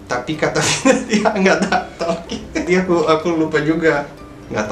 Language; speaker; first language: Indonesian; non-native, fluent; Portuguese